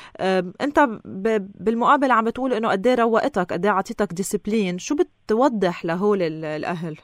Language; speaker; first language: Arabic; native; Arabic